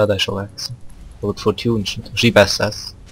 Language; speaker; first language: German; native; German